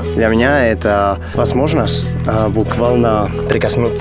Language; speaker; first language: Russian; non-native, learner; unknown